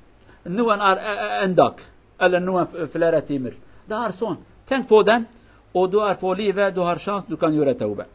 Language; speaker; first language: Swedish; non-native, learner; Kurdish